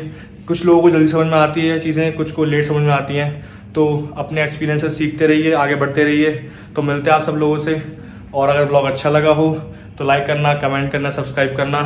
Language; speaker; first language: Hindi; native; Hindi